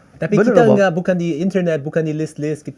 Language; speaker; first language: Indonesian; early bilingual, heritage; English